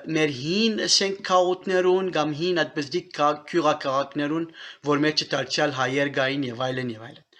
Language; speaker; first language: Armenian; native; Armenian